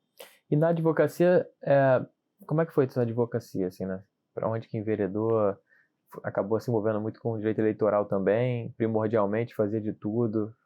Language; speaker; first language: Portuguese; native; Portuguese